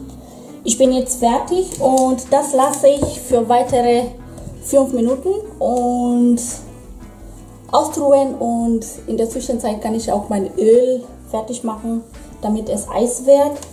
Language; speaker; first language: German; non-native, fluent; Swahili